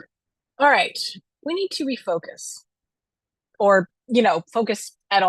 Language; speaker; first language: English; native; English